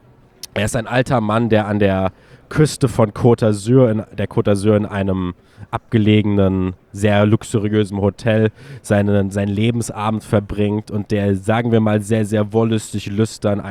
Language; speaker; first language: German; native; German